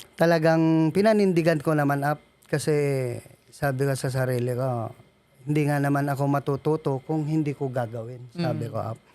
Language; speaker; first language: Filipino; non-native, local second language; Iloko